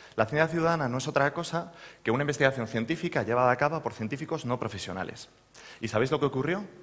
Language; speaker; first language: Spanish; native; Spanish